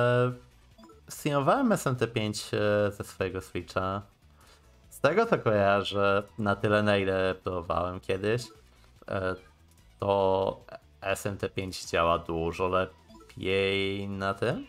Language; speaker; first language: Polish; native; Polish